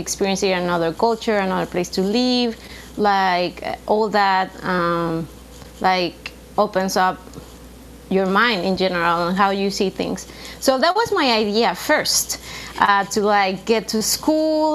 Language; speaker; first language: English; non-native, fluent; Spanish